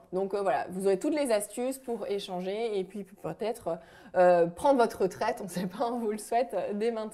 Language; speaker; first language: French; native; French